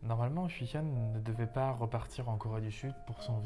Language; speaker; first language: French; native; French